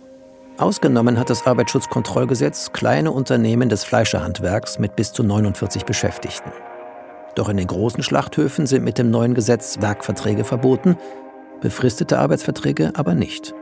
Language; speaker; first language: German; native; German